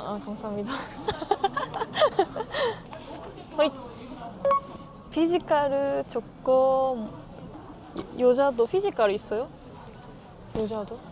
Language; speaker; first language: Korean; non-native, learner; Japanese